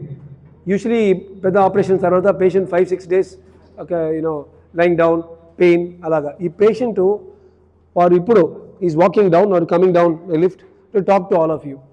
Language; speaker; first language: Telugu; non-native, learner; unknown